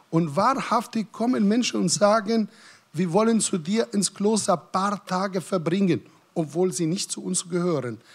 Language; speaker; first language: German; non-native, fluent; Arabic